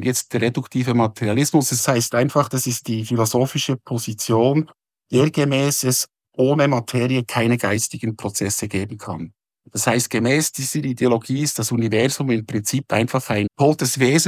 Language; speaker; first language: German; native; German